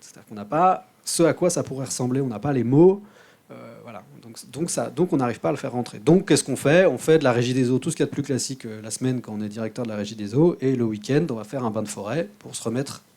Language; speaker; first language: French; native; French